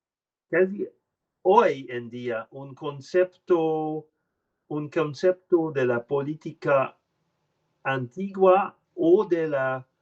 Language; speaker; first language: Spanish; non-native, learner; French